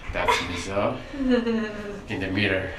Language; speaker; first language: English; non-native, fluent; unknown